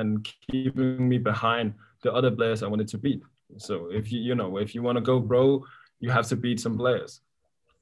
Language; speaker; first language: English; non-native, fluent; Kalaallisut